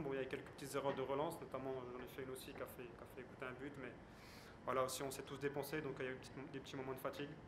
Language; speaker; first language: French; native; French